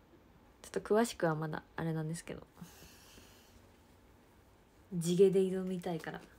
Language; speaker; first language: Japanese; native; Japanese